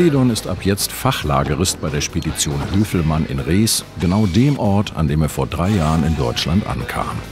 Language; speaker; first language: German; native; German